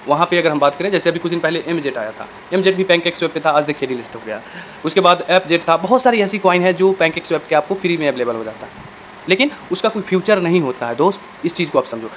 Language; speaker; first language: Hindi; native; Hindi